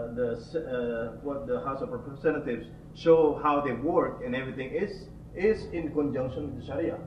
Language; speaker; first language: English; non-native, fluent; Indonesian